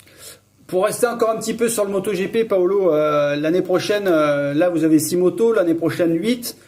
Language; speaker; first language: French; native; French